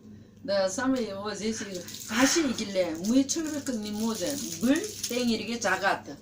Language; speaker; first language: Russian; non-native, learner; Korean